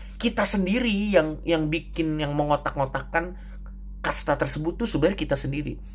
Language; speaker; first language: Indonesian; native; Indonesian